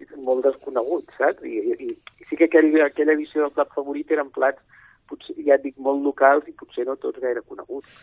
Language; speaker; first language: Catalan; native; Catalan